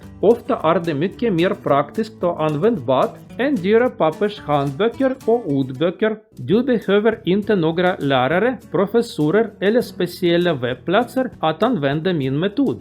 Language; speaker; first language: Swedish; non-native, learner; Russian